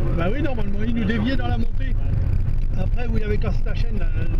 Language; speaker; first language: French; native; French